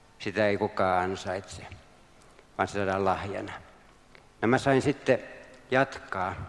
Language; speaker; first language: Finnish; native; Finnish